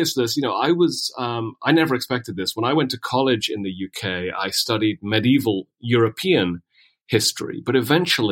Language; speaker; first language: English; native; English